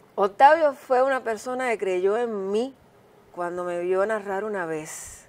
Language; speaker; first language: Spanish; native; Spanish